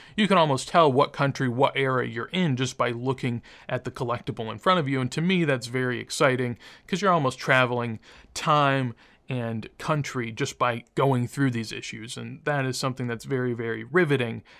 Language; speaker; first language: English; native; English